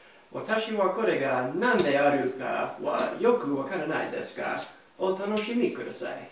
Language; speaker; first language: Japanese; non-native, learner; English